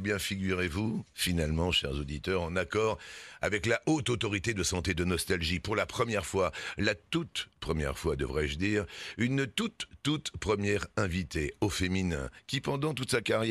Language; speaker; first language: French; native; French